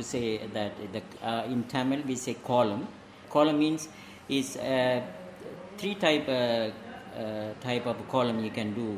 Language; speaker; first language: English; non-native, local second language; Tamil